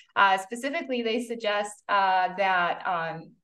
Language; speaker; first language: English; native; English